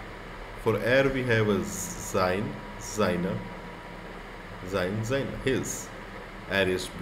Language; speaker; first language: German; non-native, fluent; Hindi